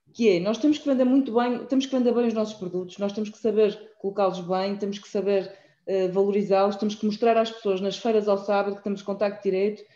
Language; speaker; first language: Portuguese; native; Portuguese